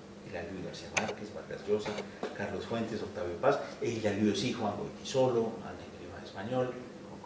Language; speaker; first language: French; non-native, fluent; Spanish